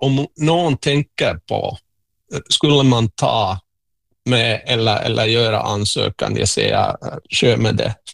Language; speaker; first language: Swedish; non-native, local second language; Finnish